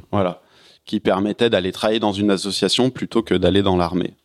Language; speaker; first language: French; native; French